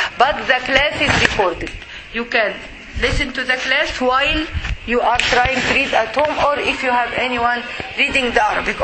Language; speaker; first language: English; non-native, fluent; Arabic